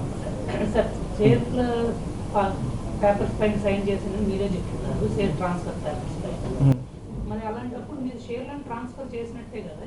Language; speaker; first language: Telugu; native; Telugu